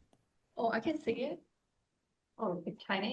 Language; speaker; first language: English; non-native, learner; Chinese